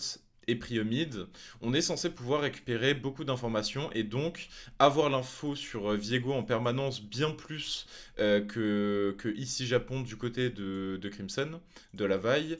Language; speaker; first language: French; native; French